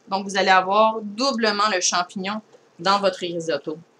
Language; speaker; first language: French; native; French